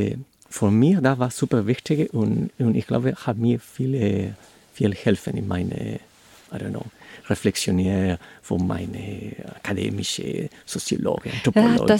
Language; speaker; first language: German; non-native, learner; Spanish